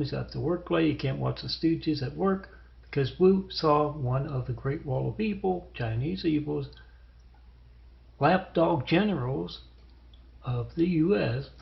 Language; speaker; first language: English; native; English